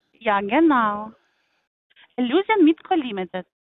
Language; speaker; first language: German; non-native, learner; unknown